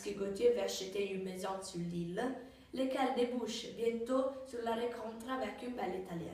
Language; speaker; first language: French; non-native, learner; Italian